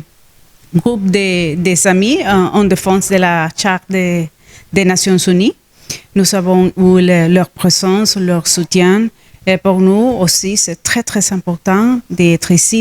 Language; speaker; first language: French; non-native, fluent; Spanish